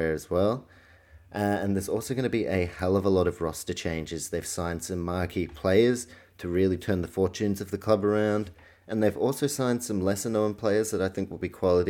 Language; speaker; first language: English; native; English